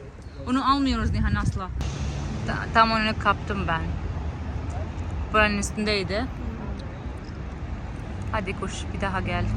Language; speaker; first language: Turkish; non-native, fluent; Albanian